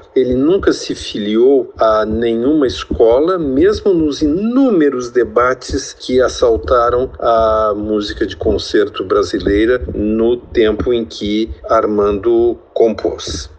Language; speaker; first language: Portuguese; native; Portuguese